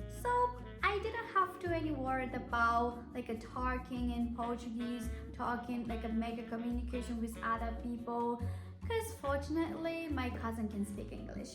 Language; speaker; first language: English; non-native, fluent; Japanese